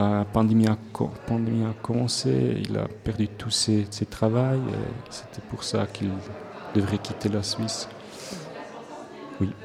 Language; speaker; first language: French; non-native, local second language; Swiss German